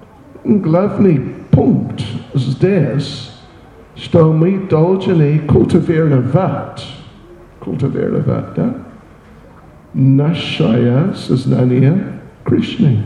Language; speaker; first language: Russian; non-native, learner; English